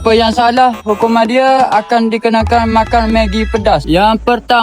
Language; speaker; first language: Malay; native; Malay